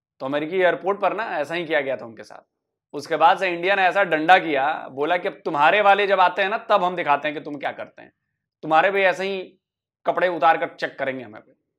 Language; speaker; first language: Hindi; native; Hindi